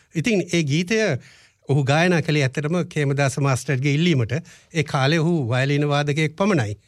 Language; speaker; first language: Sinhala; native; Sinhala